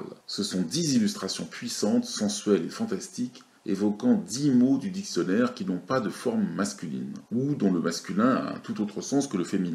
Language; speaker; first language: French; native; French